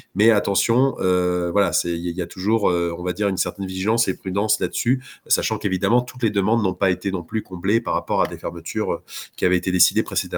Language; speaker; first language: French; native; French